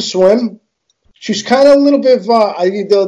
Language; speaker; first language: English; early bilingual, other home language; Italian